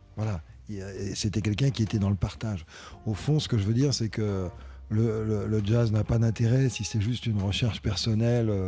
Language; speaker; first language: French; native; French